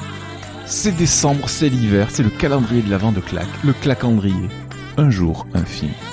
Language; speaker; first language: French; native; French